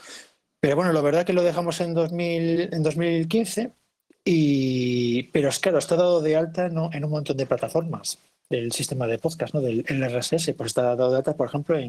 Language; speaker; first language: Spanish; native; Spanish